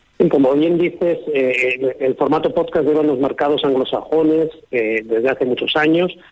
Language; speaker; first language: Spanish; native; Spanish